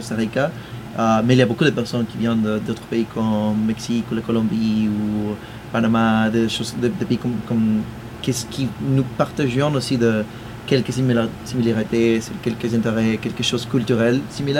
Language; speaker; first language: French; non-native, fluent; Spanish